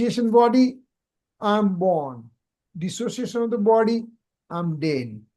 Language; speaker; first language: English; non-native, local second language; Gujarati